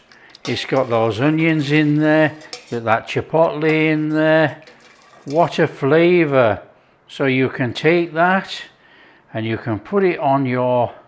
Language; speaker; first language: English; native; English